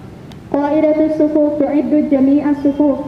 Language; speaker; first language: Arabic; non-native, learner; Indonesian